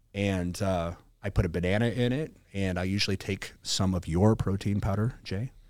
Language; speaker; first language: English; native; English